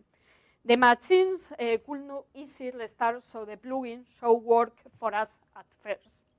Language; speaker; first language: English; non-native, learner; Spanish